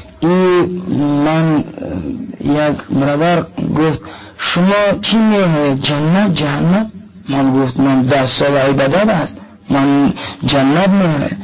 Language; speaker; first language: Persian; non-native, learner; Russian